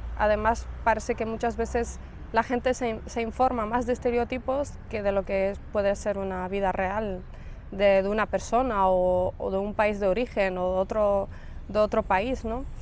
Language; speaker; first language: Spanish; early bilingual, other home language; Arabic